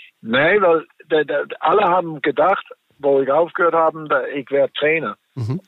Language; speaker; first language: German; non-native, fluent; Danish